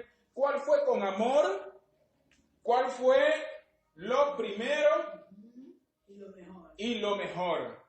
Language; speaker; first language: Spanish; native; Spanish